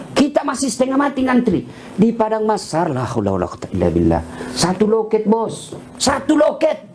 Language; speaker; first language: Indonesian; non-native, local second language; Buginese